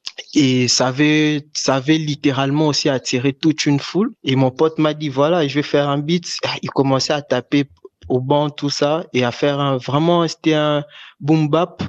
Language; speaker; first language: French; non-native, local second language; Lingala